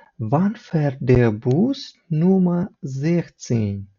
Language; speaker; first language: German; non-native, fluent; Ukrainian